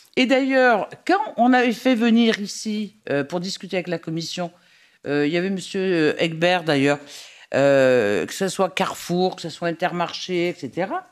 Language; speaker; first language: French; native; French